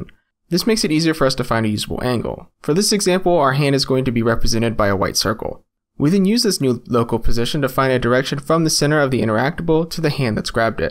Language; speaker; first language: English; native; English